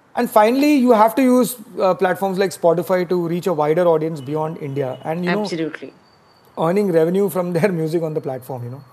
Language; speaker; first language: English; non-native, local second language; Tamil